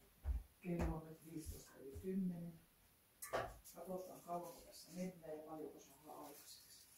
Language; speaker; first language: Finnish; native; Finnish